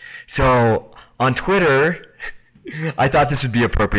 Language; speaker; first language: English; native; English